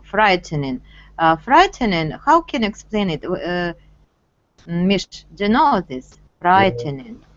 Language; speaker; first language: English; non-native, fluent; Russian